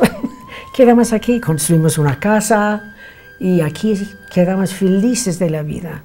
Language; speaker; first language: Spanish; non-native, fluent; English